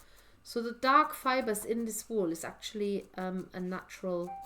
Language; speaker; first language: English; native; English